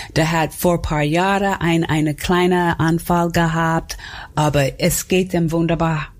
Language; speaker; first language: German; non-native, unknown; English